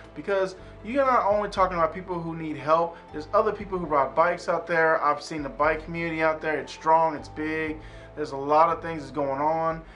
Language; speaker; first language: English; native; English